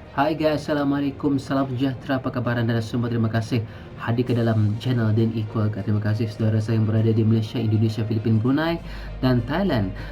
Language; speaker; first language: Malay; native; Malay